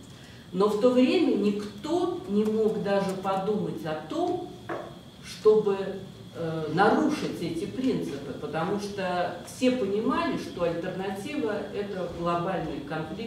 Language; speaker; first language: Russian; native; Russian